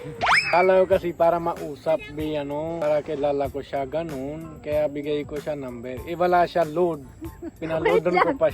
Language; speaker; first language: Filipino; non-native, learner; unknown